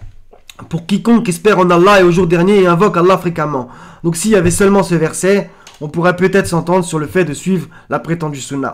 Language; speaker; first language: French; native; French